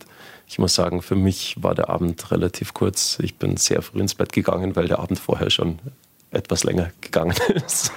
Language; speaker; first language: German; native; German